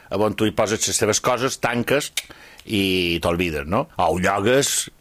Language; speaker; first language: Catalan; native; Catalan